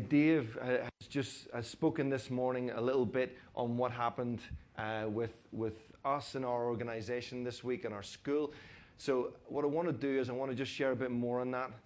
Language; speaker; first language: English; native; English